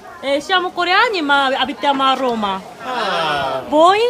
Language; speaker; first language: Italian; non-native, local second language; Korean